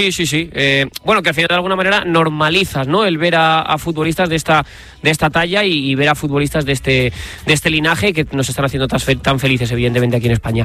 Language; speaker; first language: Spanish; native; Spanish